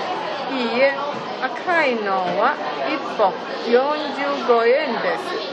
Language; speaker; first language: Japanese; non-native, learner; Chinese